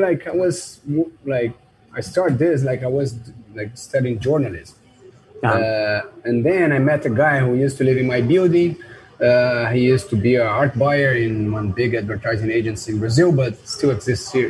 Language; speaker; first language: English; non-native, fluent; Portuguese